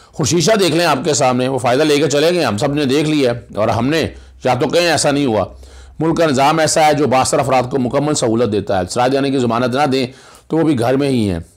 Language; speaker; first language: Urdu; non-native, local second language; Punjabi